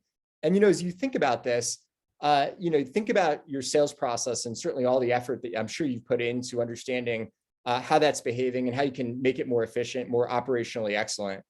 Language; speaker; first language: English; native; English